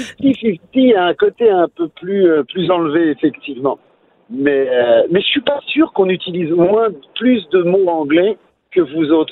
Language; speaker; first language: French; native; French